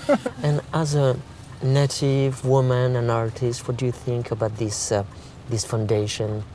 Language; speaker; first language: English; non-native, fluent; French